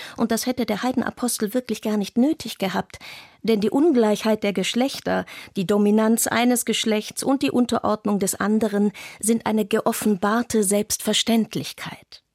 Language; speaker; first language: German; non-native, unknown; Arabic